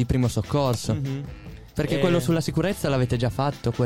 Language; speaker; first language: Italian; native; Italian